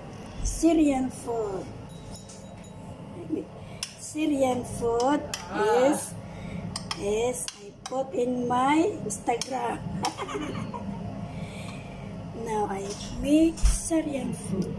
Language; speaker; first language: English; non-native, learner; Filipino